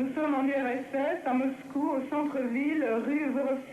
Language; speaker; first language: French; non-native, fluent; Russian